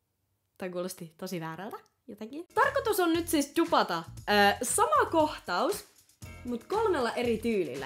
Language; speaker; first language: Finnish; native; Finnish